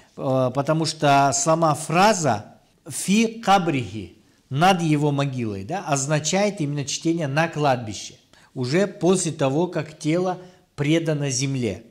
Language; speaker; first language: Russian; non-native, local second language; Kyrgyz